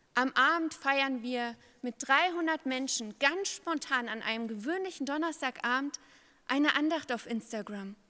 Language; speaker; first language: German; native; German